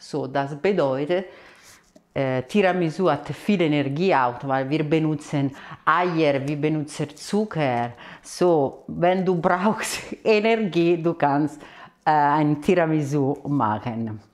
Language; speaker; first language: German; non-native, fluent; Italian